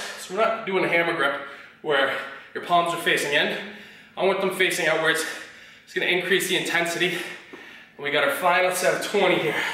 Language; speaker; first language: English; native; English